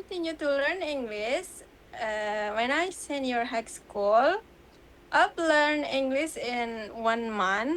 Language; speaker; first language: English; non-native, learner; Indonesian